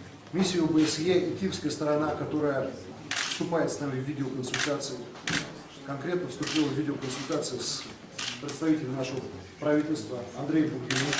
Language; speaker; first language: Russian; native; Russian